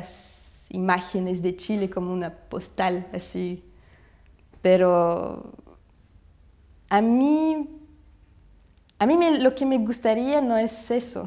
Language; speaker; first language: Spanish; non-native, fluent; Russian